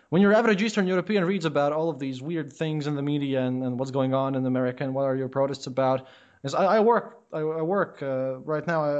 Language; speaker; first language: English; non-native, fluent; Latvian